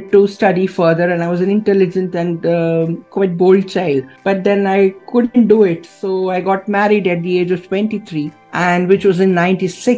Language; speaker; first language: English; non-native, local second language; Gujarati